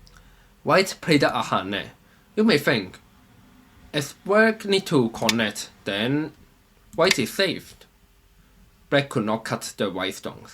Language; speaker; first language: English; non-native, fluent; Chinese